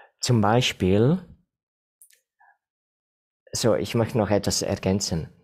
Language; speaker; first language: German; non-native, fluent; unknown